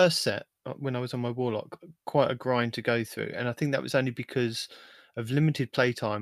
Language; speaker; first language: English; native; English